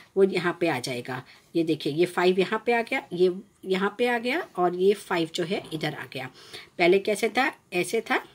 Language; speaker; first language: Hindi; non-native, local second language; Gujarati